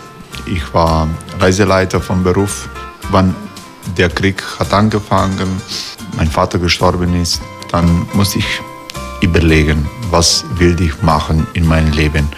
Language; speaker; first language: German; non-native, learner; Croatian